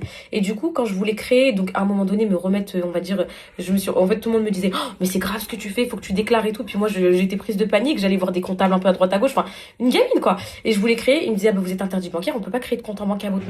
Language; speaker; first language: French; native; French